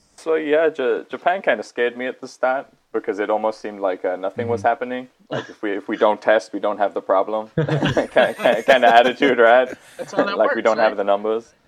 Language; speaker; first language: English; native; English